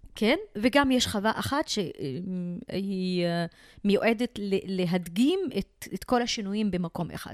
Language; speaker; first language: Hebrew; non-native, local second language; Arabic